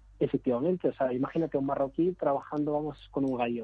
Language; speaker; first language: Spanish; non-native, fluent; Arabic